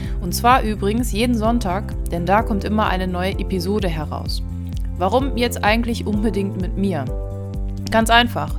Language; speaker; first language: German; native; German